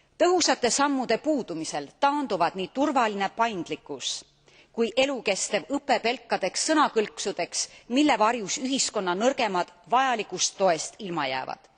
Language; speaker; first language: Estonian; native; Estonian